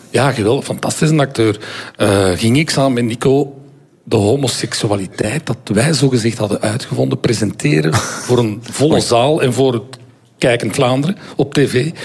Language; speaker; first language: Dutch; native; Dutch